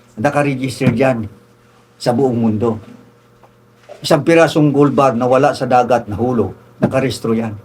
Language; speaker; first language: Filipino; non-native, local second language; Tausug